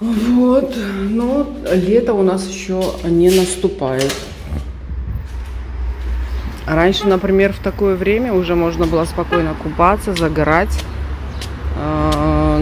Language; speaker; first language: Russian; native; Russian